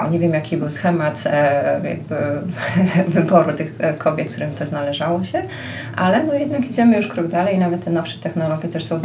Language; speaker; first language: Polish; native; Polish